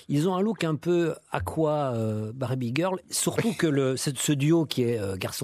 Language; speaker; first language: French; native; French